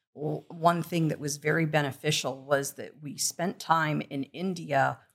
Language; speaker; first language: English; native; English